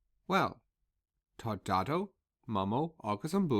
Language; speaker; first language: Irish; non-native, local second language; English